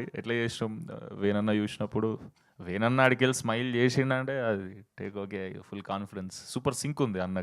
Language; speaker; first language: Telugu; native; Telugu